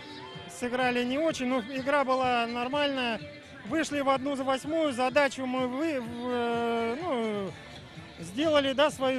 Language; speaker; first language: Russian; native; Russian